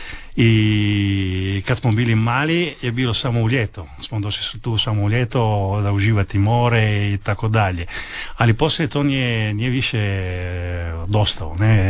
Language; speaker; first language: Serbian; early bilingual, heritage; Italian